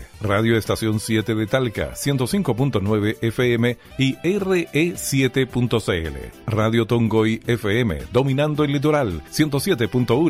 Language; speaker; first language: Spanish; native; Spanish